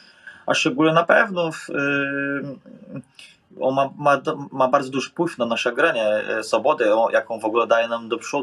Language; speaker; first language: Polish; non-native, fluent; Portuguese